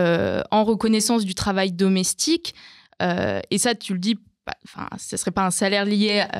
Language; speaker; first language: French; native; French